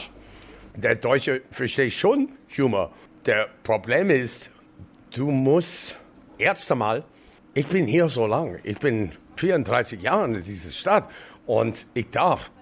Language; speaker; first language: German; non-native, fluent; English